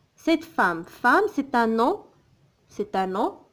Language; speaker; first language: French; non-native, local second language; Arabic